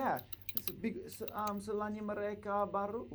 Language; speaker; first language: Indonesian; non-native, learner; English